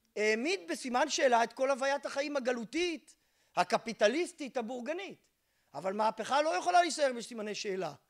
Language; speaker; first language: Hebrew; native; Hebrew